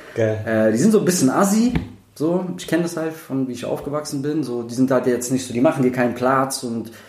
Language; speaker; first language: German; native; German